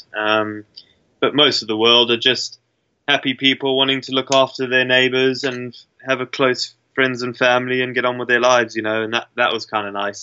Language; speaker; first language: English; native; English